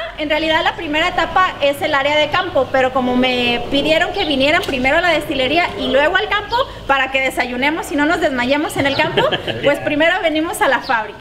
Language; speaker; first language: Spanish; native; Spanish